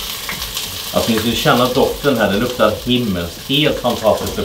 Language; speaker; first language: Swedish; native; Swedish